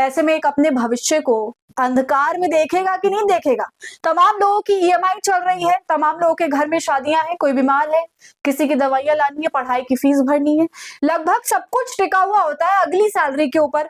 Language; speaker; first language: Hindi; native; Hindi